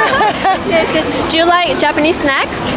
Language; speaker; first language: English; non-native, fluent; French